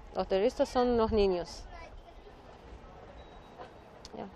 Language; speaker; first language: Spanish; non-native, learner; Arabic